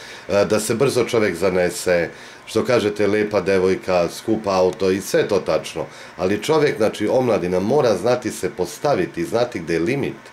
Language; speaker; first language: Bosnian; native; Bosnian